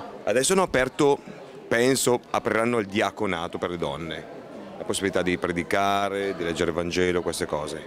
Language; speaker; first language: Italian; native; Italian